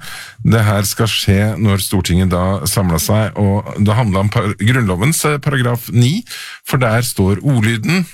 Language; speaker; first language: Norwegian; native; Norwegian